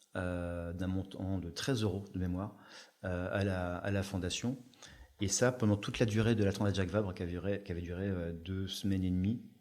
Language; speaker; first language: French; native; French